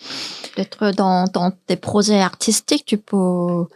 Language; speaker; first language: French; non-native, learner; Korean